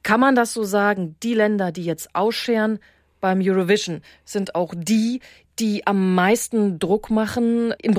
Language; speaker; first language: German; native; German